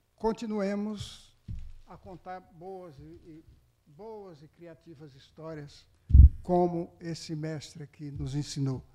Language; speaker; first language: Portuguese; native; Portuguese